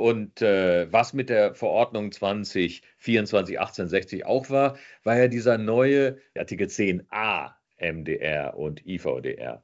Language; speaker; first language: German; native; German